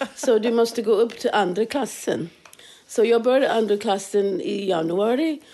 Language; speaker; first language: Swedish; non-native, fluent; English